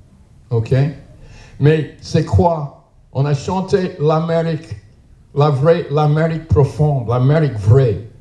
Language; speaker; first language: French; non-native, learner; English